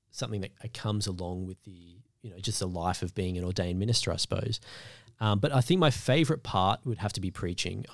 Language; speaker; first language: English; native; English